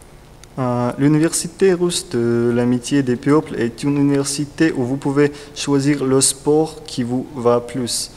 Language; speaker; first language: French; non-native, learner; Russian